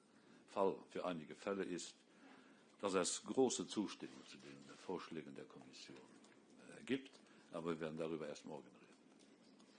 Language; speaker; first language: German; non-native, fluent; Luxembourgish